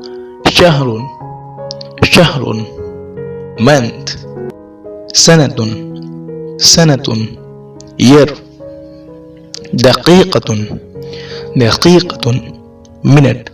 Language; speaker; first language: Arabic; non-native, fluent; Urdu